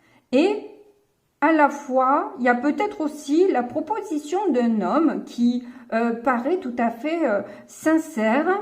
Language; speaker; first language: French; native; French